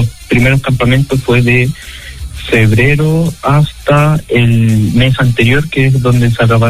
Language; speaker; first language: Spanish; native; Spanish